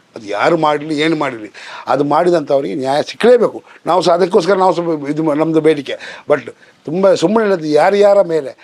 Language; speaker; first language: Kannada; non-native, local second language; Baluchi